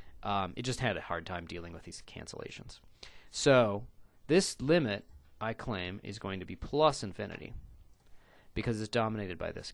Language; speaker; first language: English; native; English